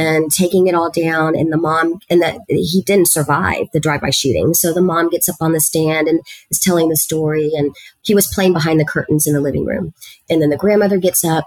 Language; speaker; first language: English; early bilingual, other home language; Spanish